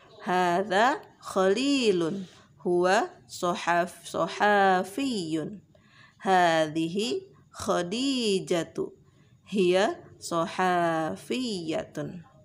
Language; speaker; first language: Arabic; non-native, fluent; Indonesian